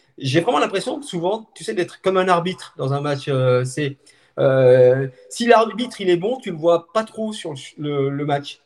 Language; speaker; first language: French; native; French